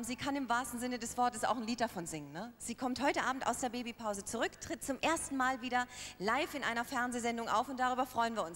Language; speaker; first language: German; native; German